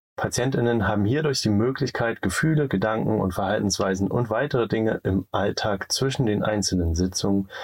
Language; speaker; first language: German; native; German